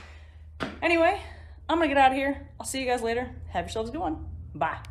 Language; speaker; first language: English; native; English